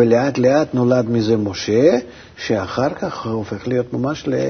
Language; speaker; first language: Hebrew; non-native, fluent; Russian